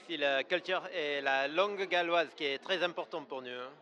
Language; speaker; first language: French; non-native, fluent; English